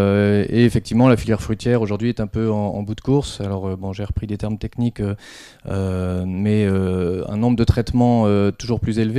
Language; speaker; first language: French; native; French